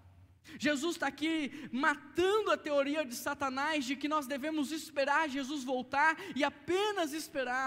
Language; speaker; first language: Portuguese; native; Portuguese